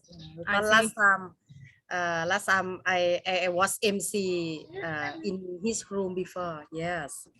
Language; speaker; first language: English; non-native, learner; Thai